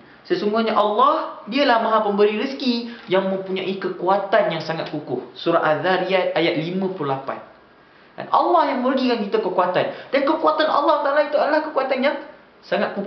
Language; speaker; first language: Malay; native; Malay